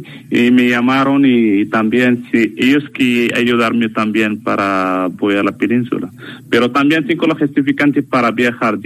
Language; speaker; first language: Spanish; non-native, learner; Arabic